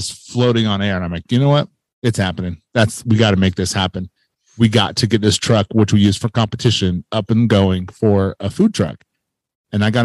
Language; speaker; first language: English; native; English